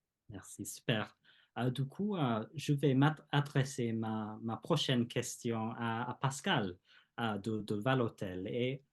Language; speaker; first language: French; non-native, fluent; English